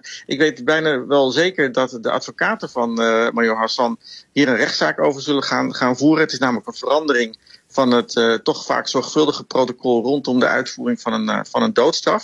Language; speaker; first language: Dutch; native; Dutch